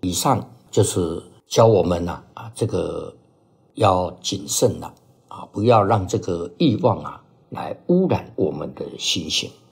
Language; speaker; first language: Chinese; native; Chinese